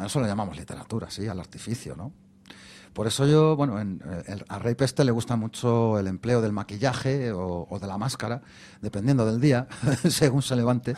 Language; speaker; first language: Spanish; native; Spanish